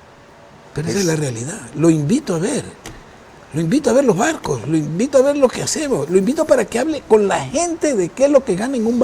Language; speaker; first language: Spanish; native; Spanish